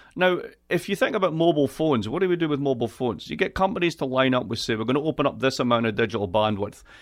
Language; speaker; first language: English; native; English